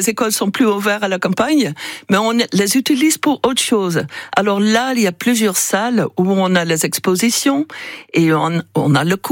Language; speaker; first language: French; non-native, fluent; Dutch